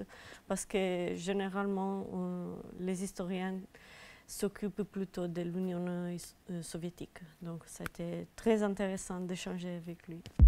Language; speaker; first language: French; non-native, fluent; Italian